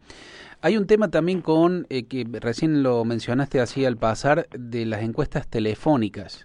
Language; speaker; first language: Spanish; native; Spanish